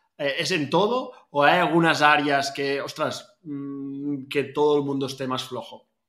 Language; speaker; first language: Spanish; native; Spanish